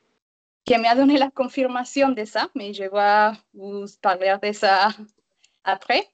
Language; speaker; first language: French; non-native, learner; Spanish